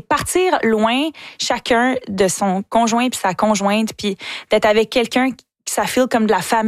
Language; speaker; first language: French; native; French